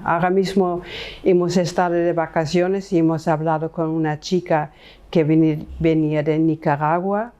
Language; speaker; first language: Spanish; non-native, fluent; German